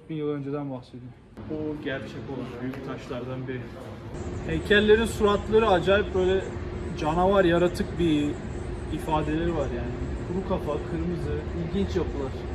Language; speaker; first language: Turkish; native; Turkish